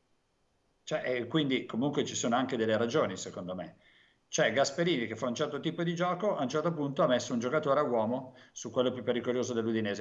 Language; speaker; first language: Italian; native; Italian